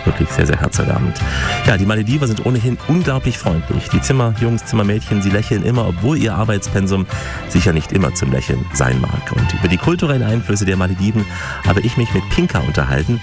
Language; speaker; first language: German; native; German